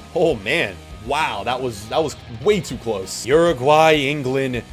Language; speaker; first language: English; native; English